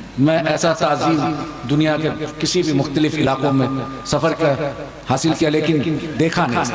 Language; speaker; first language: Hindi; non-native, fluent; Chinese